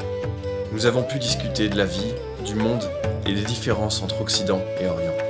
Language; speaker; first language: French; native; French